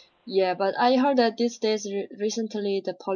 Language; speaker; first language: English; non-native, learner; Chinese